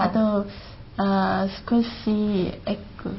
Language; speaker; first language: Japanese; non-native, learner; Chinese